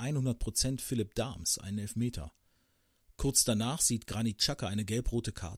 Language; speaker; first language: German; native; German